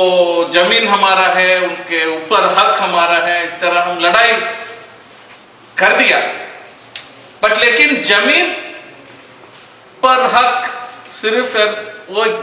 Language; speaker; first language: Hindi; non-native, local second language; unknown